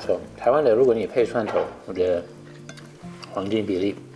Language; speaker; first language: Chinese; non-native, fluent; English